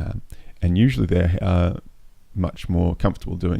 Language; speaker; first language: English; native; English